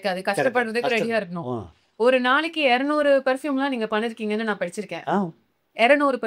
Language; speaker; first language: Tamil; native; Tamil